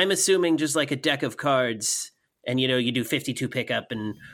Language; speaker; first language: English; native; English